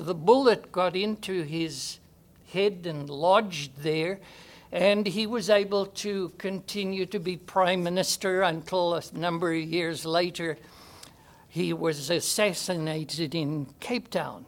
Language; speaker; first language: English; native; English